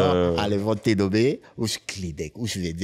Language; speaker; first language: Czech; non-native, fluent; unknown